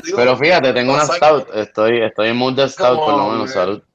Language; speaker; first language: Spanish; native; Spanish